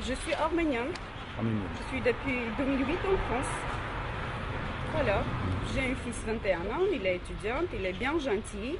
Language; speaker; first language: French; non-native, learner; Armenian